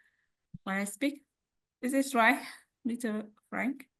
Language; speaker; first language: English; non-native, learner; Vietnamese